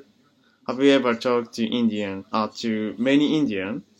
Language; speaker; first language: English; non-native, learner; Japanese